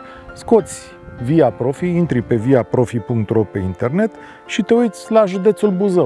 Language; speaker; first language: Romanian; native; Romanian